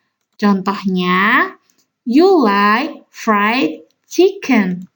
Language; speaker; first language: English; non-native, learner; Indonesian